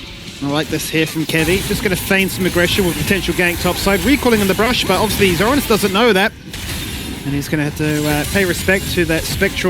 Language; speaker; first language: English; native; English